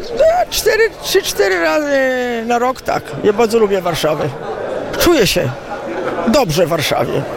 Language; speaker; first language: Polish; early bilingual, heritage; Italian